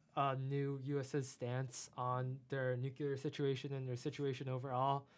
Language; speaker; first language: English; non-native, fluent; Chinese